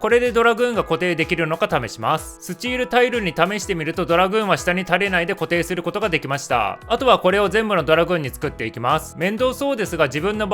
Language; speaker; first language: Japanese; native; Japanese